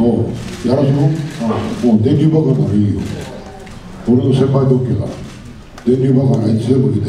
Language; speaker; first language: Japanese; native; Japanese